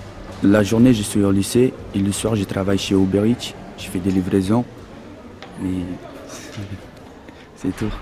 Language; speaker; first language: French; non-native, fluent; Portuguese